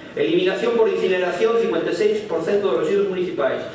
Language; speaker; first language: Spanish; non-native, local second language; Galician